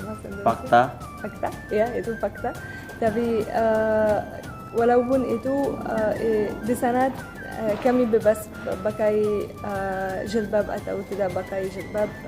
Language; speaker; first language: Indonesian; non-native, fluent; Arabic